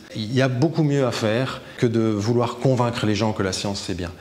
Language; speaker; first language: French; native; French